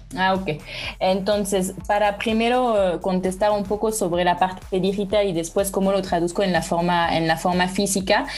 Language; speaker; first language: Spanish; non-native, fluent; French